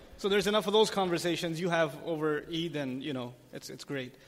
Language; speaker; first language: English; native; English